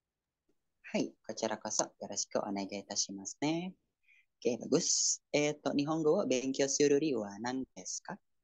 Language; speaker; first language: Japanese; non-native, fluent; Indonesian